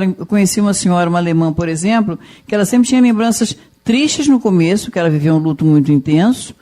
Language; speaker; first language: Portuguese; native; Portuguese